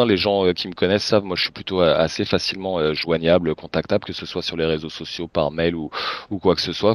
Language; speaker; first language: French; native; French